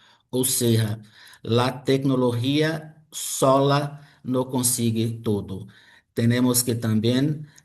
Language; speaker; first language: Spanish; non-native, fluent; Portuguese